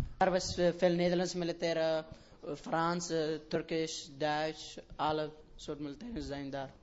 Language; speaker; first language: Dutch; non-native, learner; Persian